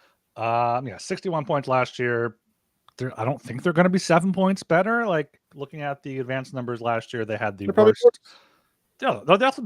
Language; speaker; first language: English; native; English